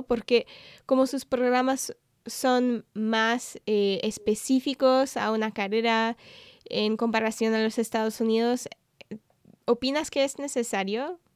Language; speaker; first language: Spanish; non-native, fluent; English